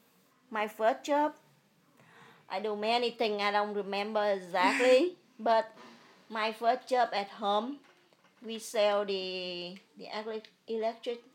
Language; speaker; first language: English; early bilingual, other home language; Vietnamese